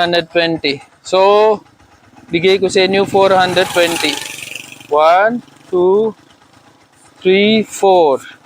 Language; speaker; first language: Filipino; non-native, learner; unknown